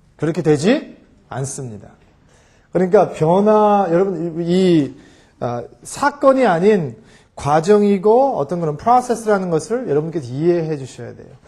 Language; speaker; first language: Korean; early bilingual, heritage; Korean